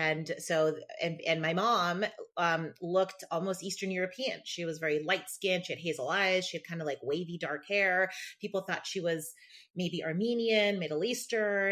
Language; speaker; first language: English; early bilingual, other home language; Spanish